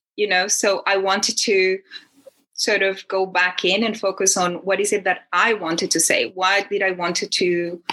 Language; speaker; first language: English; non-native, fluent; Spanish